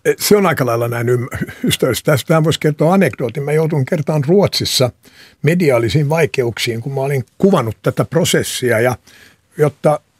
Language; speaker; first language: Finnish; non-native, local second language; Swedish